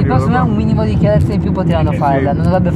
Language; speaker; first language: Italian; native; Italian